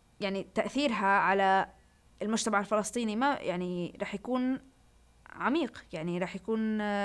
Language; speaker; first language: Arabic; early bilingual, heritage; Arabic